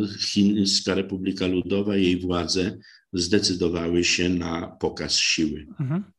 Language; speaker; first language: Polish; native; Polish